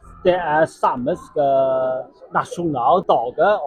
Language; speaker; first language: Norwegian; non-native, learner; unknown